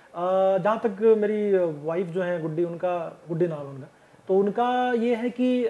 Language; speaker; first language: Hindi; native; Hindi